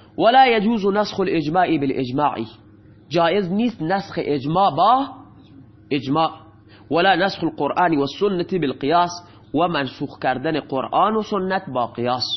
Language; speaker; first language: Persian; non-native, local second language; Baluchi